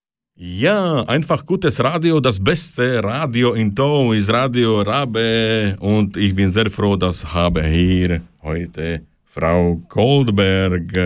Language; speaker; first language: German; non-native, fluent; Slovak